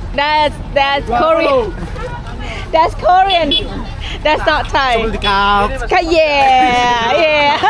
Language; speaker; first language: English; non-native, learner; Thai